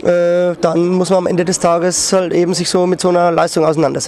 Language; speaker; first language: German; native; German